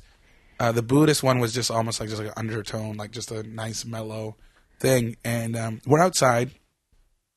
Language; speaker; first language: English; native; English